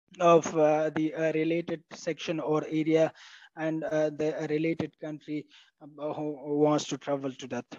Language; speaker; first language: English; non-native, fluent; Pashto